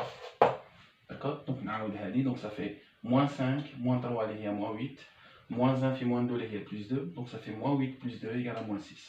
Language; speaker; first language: French; non-native, local second language; Arabic